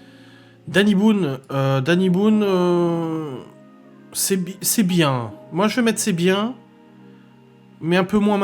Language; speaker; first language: French; native; French